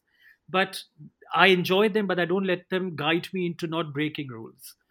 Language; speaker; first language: English; non-native, local second language; Hindi